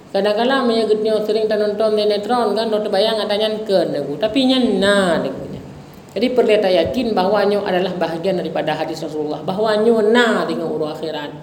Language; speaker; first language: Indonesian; non-native, local second language; Achinese